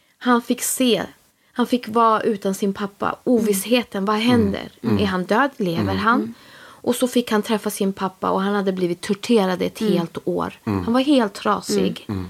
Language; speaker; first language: Swedish; native; Swedish